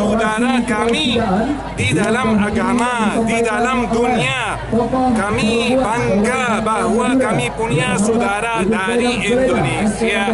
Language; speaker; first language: Indonesian; non-native, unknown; Arabic